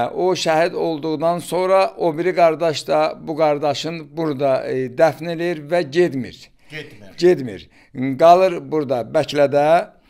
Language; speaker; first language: Azerbaijani; native; Azerbaijani